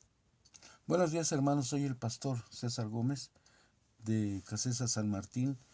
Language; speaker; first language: Spanish; native; Spanish